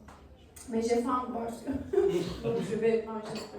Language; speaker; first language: French; non-native, learner; Turkish